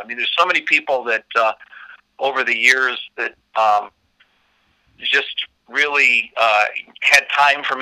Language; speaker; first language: English; native; English